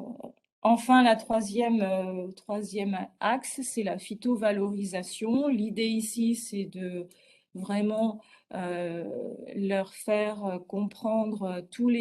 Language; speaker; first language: French; native; French